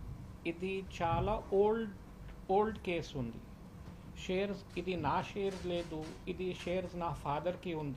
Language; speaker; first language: Telugu; early bilingual, heritage; Telugu